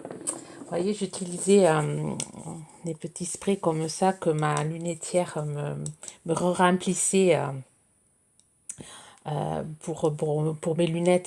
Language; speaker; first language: French; native; French